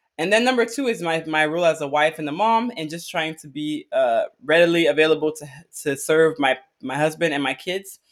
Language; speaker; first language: English; early bilingual, other home language; Akan